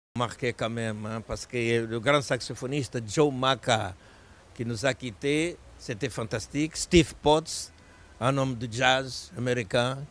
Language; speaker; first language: French; non-native, fluent; Portuguese